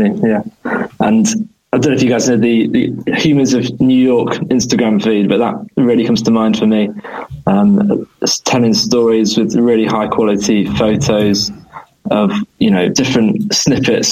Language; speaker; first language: English; native; English